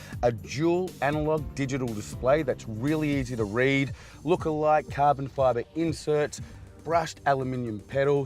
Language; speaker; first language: English; native; English